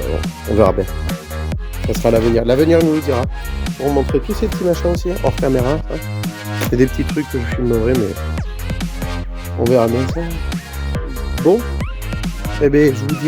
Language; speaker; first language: French; native; French